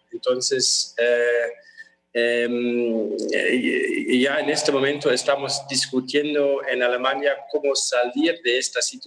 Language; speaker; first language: Spanish; non-native, fluent; German